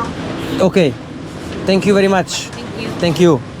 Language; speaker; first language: English; non-native, learner; Slovak